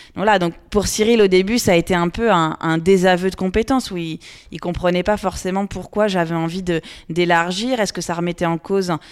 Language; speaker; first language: French; native; French